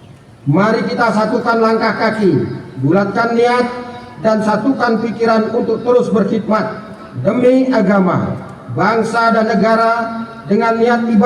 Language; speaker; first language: Indonesian; native; Indonesian